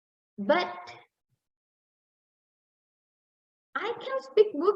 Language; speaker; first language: English; non-native, fluent; Indonesian